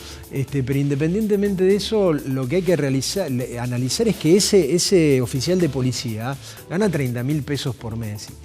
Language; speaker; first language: Spanish; native; Spanish